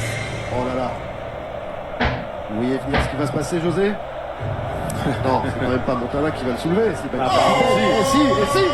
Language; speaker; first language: French; native; French